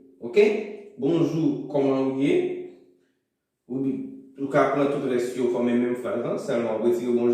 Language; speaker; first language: French; non-native, local second language; Haitian Creole